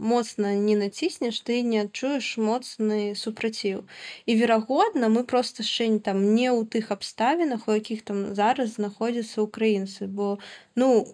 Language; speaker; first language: Belarusian; non-native, local second language; Russian